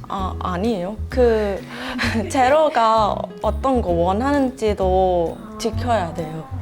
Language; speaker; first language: Korean; non-native, fluent; Thai